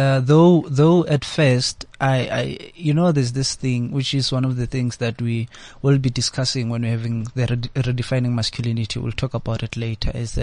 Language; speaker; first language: English; non-native, local second language; Xhosa